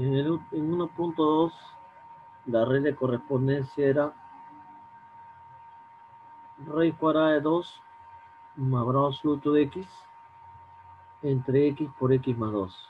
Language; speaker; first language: Spanish; native; Spanish